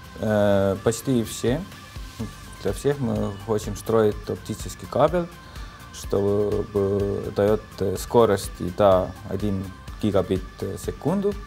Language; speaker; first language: Russian; non-native, local second language; Estonian